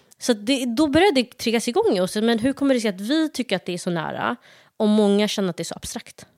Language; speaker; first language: Swedish; early bilingual, other home language; Somali